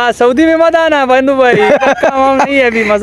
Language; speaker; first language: Hindi; non-native, fluent; Pashto